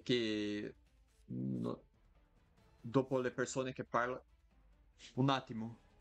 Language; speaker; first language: Italian; non-native, learner; Portuguese